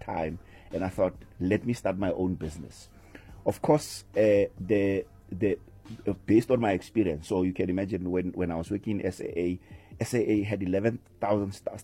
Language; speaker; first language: English; non-native, local second language; Tswana